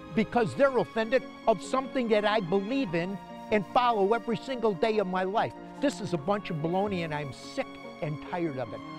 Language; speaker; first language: English; native; English